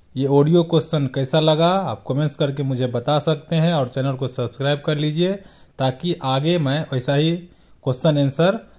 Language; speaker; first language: Hindi; native; Hindi